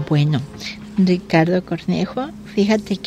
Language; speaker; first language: Spanish; native; Spanish